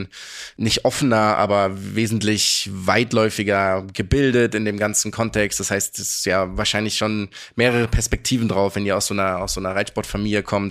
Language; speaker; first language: German; native; German